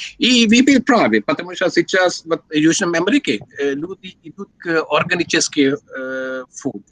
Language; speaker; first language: Russian; non-native, learner; Sinhala